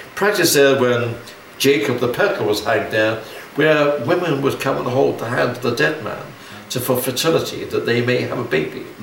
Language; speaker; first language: English; native; English